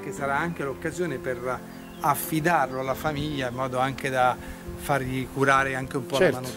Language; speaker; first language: Italian; native; Italian